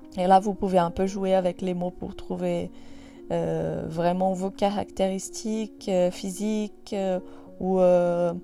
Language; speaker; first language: French; non-native, fluent; Portuguese